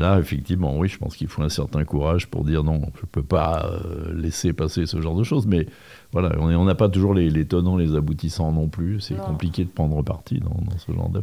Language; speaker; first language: French; native; French